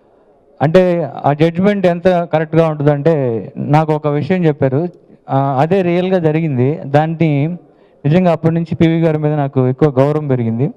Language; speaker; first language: Telugu; native; Telugu